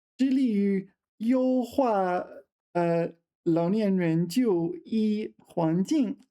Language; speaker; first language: Chinese; non-native, fluent; English